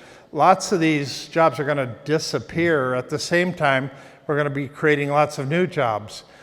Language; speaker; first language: English; native; English